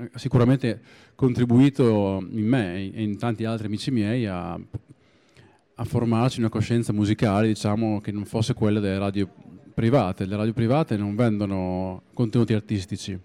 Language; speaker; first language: Italian; native; Italian